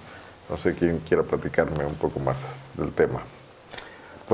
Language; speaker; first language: Spanish; native; Spanish